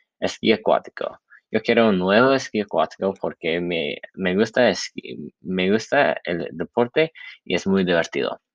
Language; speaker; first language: Spanish; non-native, learner; English